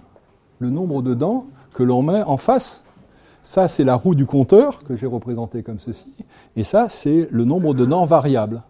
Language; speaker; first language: French; native; French